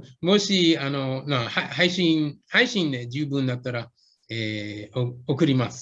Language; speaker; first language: Japanese; non-native, fluent; English